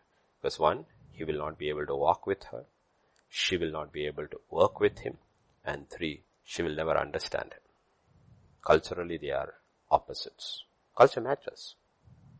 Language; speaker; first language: English; non-native, local second language; Malayalam